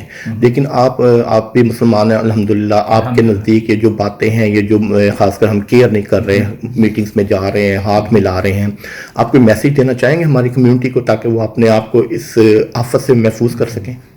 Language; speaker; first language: Urdu; native; Urdu